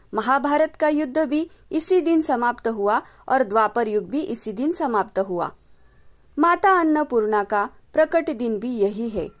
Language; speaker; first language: Hindi; non-native, local second language; Marathi